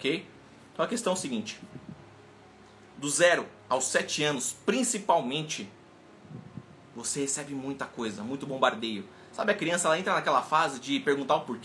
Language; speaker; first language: Portuguese; native; Portuguese